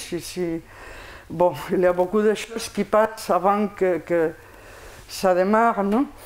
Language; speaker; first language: French; non-native, fluent; Spanish